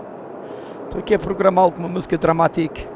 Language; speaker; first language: Portuguese; native; Portuguese